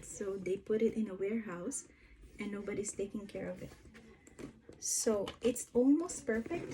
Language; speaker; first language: English; non-native, fluent; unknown